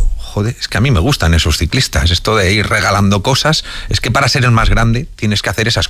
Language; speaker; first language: Spanish; native; Spanish